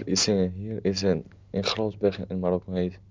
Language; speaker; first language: Dutch; non-native, learner; Arabic